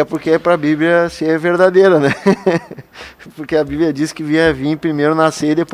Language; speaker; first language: Portuguese; native; Portuguese